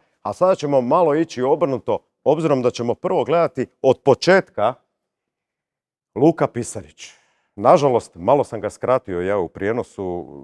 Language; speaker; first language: Croatian; native; Croatian